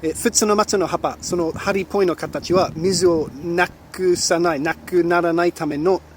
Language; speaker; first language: Japanese; non-native, fluent; English